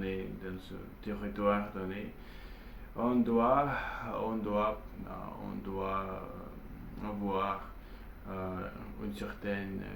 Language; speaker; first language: French; non-native, learner; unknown